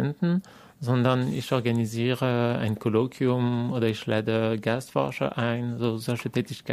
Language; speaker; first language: German; non-native, fluent; French